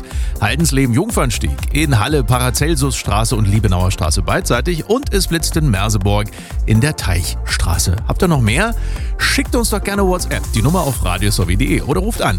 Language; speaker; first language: German; native; German